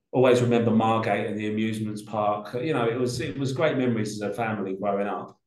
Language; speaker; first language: English; native; English